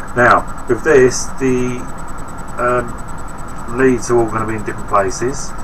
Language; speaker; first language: English; native; English